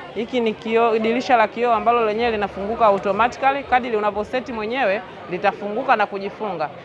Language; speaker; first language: Swahili; native; Swahili